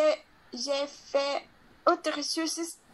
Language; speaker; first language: French; non-native, learner; Spanish